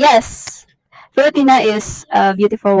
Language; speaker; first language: English; non-native, learner; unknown